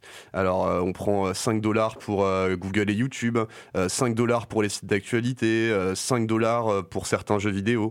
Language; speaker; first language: French; native; French